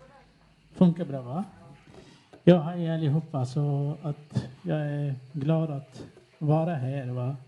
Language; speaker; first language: Swedish; non-native, fluent; Kurdish